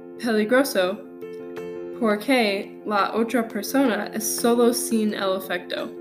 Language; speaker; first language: Spanish; non-native, learner; English